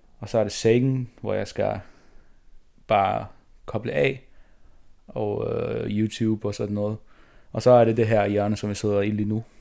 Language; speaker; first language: Danish; non-native, local second language; Faroese